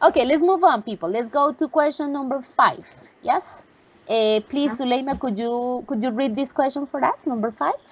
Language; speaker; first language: English; non-native, fluent; Spanish